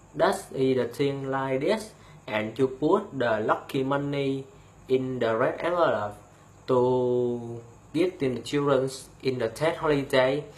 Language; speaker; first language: English; non-native, learner; Vietnamese